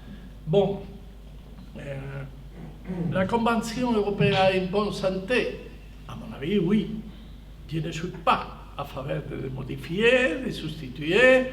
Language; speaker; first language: French; non-native, fluent; Spanish